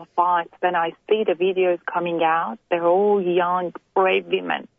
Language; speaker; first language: English; non-native, fluent; Persian